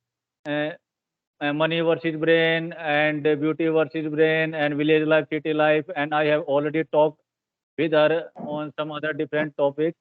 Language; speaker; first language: English; non-native, learner; Hindi